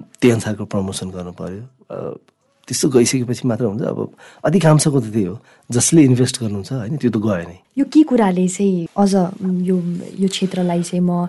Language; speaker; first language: Nepali; non-native, local second language; Sherpa